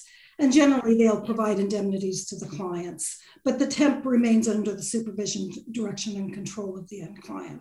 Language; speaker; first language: English; native; English